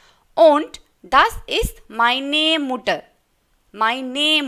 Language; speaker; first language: German; non-native, fluent; Hindi